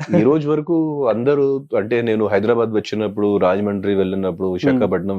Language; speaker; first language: Telugu; non-native, local second language; Hindi